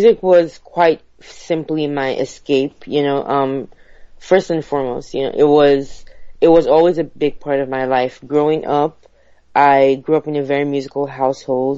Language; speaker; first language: English; non-native, local second language; Igbo